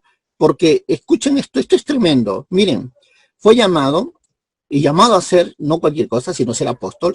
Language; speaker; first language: Spanish; native; Spanish